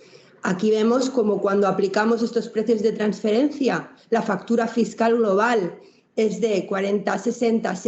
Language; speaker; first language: Spanish; native; Spanish